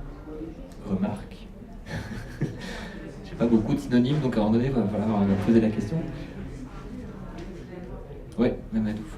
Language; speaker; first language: French; native; French